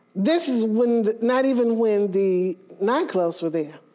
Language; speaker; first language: English; native; English